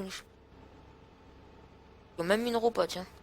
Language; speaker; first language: French; native; French